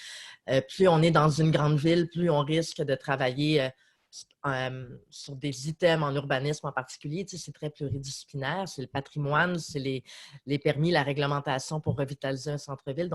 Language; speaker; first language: French; native; French